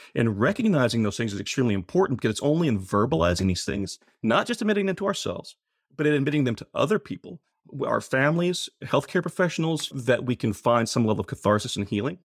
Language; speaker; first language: English; native; English